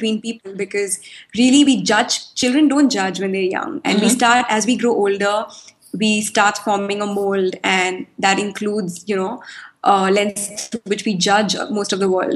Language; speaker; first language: English; non-native, local second language; Hindi